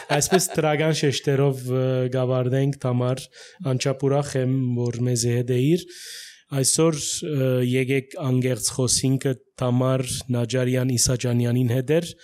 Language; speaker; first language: Armenian; early bilingual, heritage; Armenian